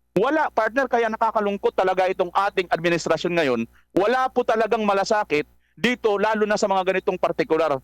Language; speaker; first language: Filipino; non-native, local second language; Waray